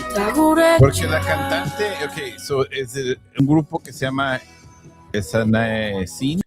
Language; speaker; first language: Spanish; early bilingual, heritage; Spanish